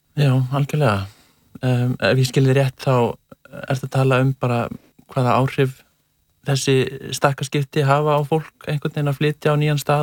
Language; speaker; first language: Icelandic; native; Icelandic